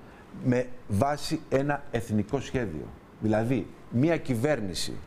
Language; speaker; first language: Greek; native; Greek